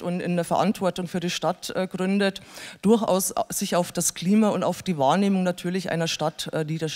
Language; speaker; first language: German; native; German